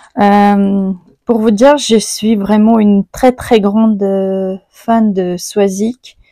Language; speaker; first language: French; non-native, fluent; Ukrainian